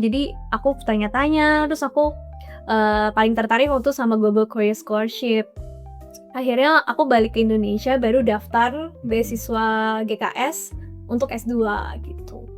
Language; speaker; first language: Indonesian; native; Indonesian